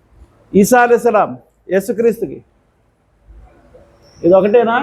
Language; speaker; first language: Telugu; non-native, local second language; Urdu